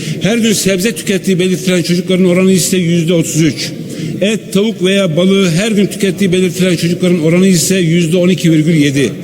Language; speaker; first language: Turkish; native; Turkish